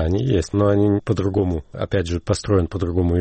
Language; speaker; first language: Russian; native; Russian